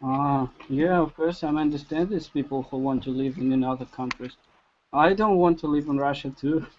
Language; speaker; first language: English; non-native, learner; Russian